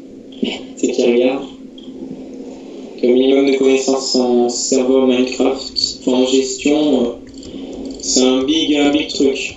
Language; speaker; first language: French; native; French